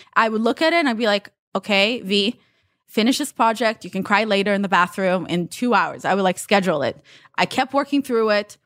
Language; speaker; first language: English; non-native, fluent; Hebrew